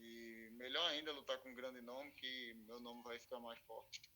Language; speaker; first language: Portuguese; native; Portuguese